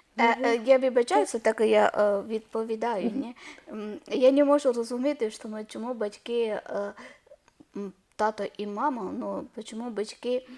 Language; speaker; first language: Ukrainian; non-native, learner; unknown